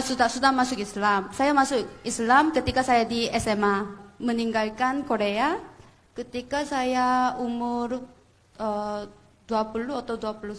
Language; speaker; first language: Indonesian; non-native, fluent; Korean